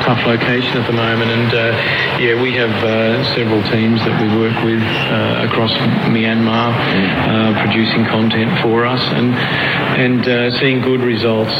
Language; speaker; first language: English; native; English